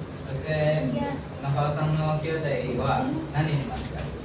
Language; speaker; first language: Japanese; non-native, learner; Indonesian